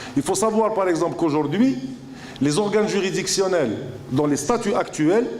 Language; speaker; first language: French; non-native, local second language; Arabic